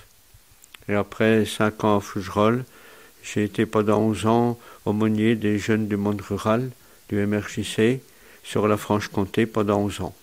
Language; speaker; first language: French; native; French